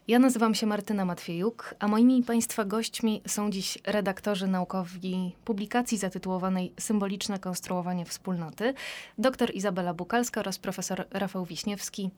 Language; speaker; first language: Polish; native; Polish